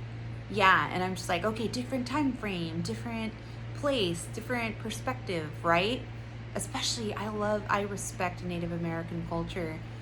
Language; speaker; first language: English; native; English